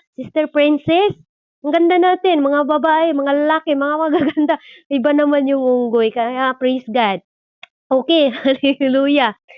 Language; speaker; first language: Filipino; non-native, local second language; Cebuano